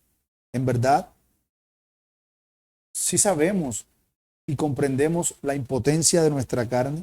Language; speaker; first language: Spanish; native; Spanish